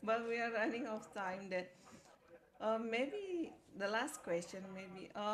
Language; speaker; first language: English; non-native, fluent; Indonesian